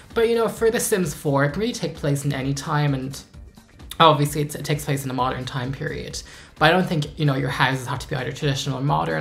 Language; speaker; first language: English; native; English